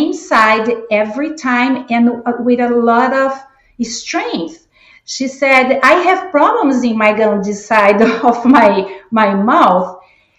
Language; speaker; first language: English; non-native, fluent; Portuguese